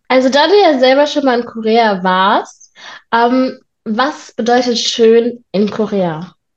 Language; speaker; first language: German; native; German